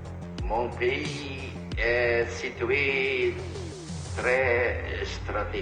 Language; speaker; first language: French; non-native, fluent; Javanese